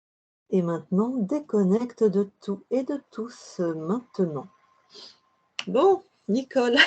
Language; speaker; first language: French; native; French